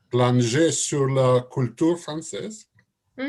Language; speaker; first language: French; non-native, learner; Russian